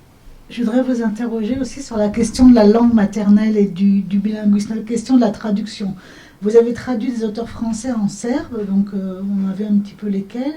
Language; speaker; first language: French; native; French